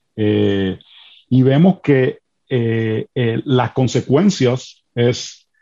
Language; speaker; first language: Spanish; native; Spanish